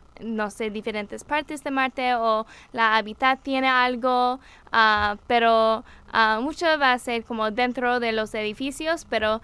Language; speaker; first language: Spanish; non-native, learner; English